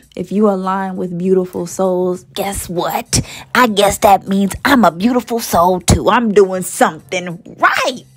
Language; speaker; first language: English; native; English